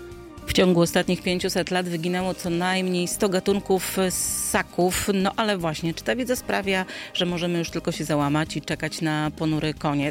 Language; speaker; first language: Polish; native; Polish